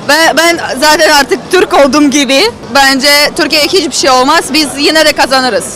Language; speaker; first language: Turkish; non-native, fluent; Russian